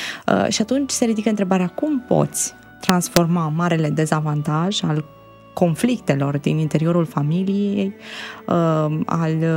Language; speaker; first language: Romanian; native; Romanian